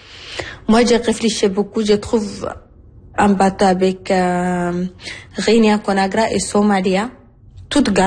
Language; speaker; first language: French; non-native, learner; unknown